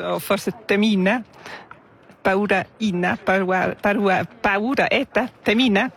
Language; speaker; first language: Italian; non-native, local second language; Romansh